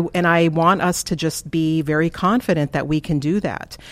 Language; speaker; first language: English; native; English